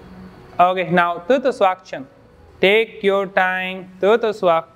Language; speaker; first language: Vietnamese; non-native, learner; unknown